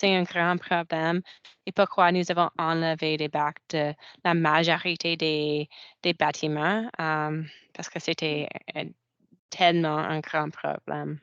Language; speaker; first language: French; non-native, local second language; English